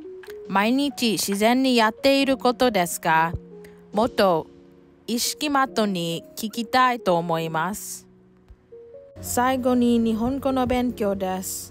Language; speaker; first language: Japanese; non-native, learner; English